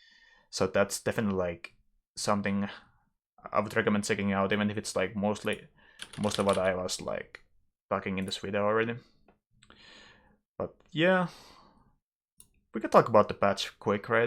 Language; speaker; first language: English; non-native, fluent; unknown